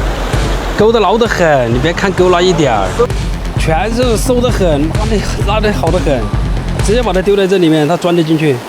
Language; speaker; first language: Chinese; native; Chinese